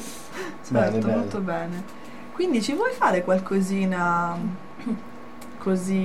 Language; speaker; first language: Italian; native; Italian